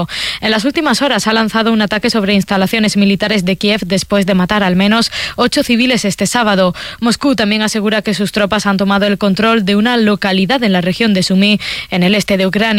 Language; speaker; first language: Spanish; native; Spanish